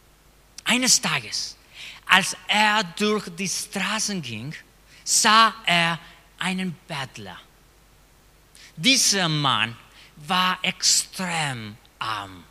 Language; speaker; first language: German; non-native, fluent; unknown